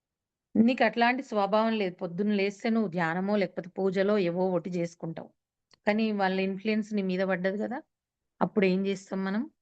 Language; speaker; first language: Telugu; native; Telugu